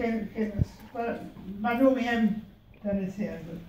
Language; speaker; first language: Hebrew; early bilingual, other home language; Hungarian